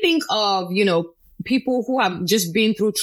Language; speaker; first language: English; non-native, local second language; Yoruba